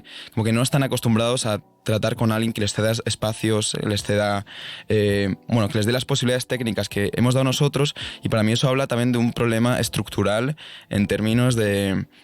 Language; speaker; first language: Spanish; native; Spanish